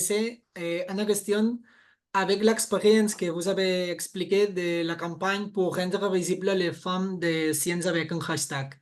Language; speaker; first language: French; non-native, fluent; Catalan